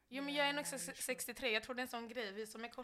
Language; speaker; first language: Swedish; native; Swedish